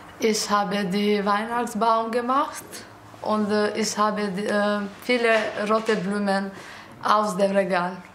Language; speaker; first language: German; non-native, learner; Albanian